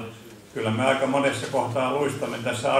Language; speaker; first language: Finnish; native; Finnish